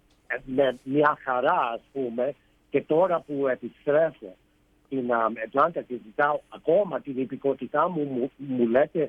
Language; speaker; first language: Greek; early bilingual, heritage; Greek